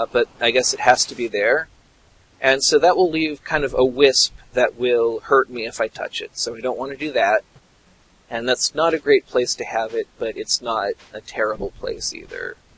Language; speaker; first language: English; native; English